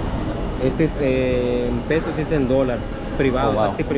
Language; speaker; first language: Spanish; native; Spanish